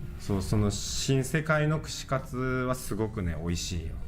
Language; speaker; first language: Japanese; native; Japanese